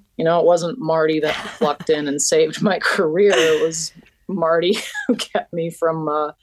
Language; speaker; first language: English; native; English